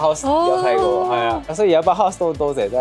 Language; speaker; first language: Cantonese; non-native, fluent; Japanese